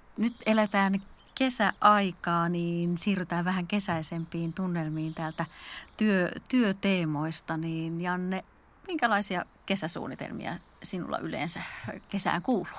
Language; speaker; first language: Finnish; native; Finnish